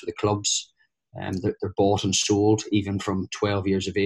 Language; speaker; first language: English; native; English